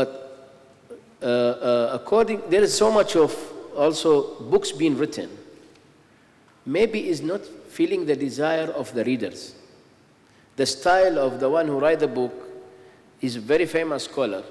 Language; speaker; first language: English; non-native, fluent; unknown